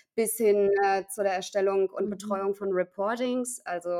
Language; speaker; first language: German; native; German